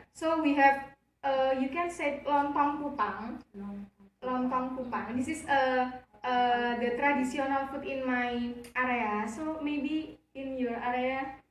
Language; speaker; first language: English; non-native, learner; Javanese